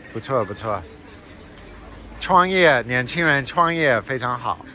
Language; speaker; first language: Chinese; non-native, fluent; English